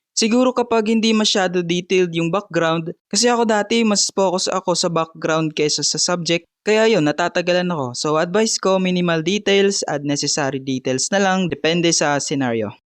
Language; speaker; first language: Filipino; non-native, local second language; Bikol